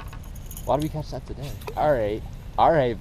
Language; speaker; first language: English; native; English